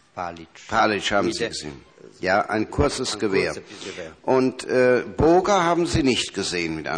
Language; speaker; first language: German; native; German